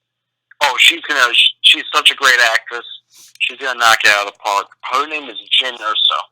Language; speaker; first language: English; native; English